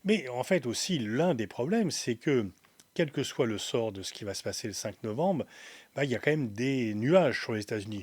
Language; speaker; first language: French; native; French